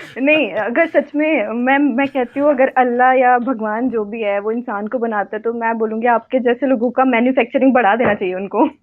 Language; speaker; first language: Hindi; native; Hindi